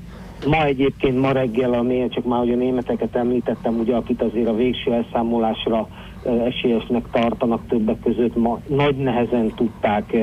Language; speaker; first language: Hungarian; native; Hungarian